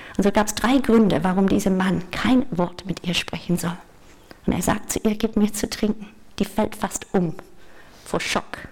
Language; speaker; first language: German; non-native, fluent; English